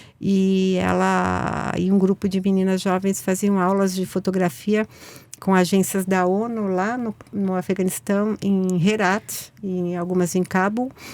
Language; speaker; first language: Portuguese; native; Portuguese